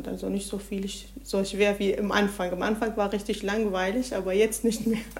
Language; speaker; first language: German; non-native, learner; Arabic